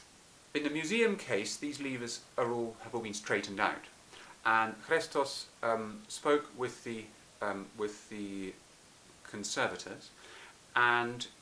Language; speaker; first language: English; native; English